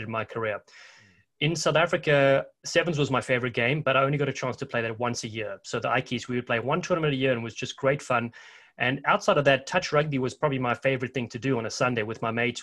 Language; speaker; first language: English; native; English